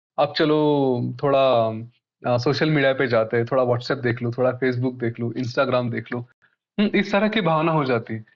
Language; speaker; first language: Hindi; non-native, local second language; Marathi